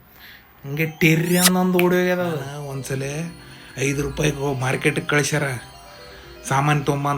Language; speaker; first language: Kannada; native; Kannada